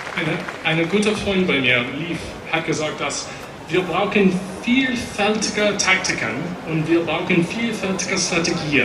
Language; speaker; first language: German; non-native, learner; English